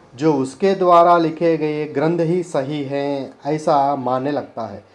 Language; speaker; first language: Hindi; non-native, local second language; Telugu